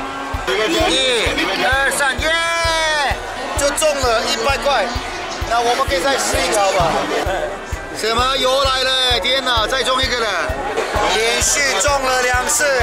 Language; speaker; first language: Chinese; non-native, fluent; Turkish